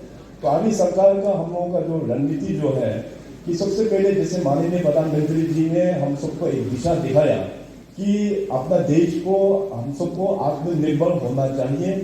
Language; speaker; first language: Hindi; non-native, local second language; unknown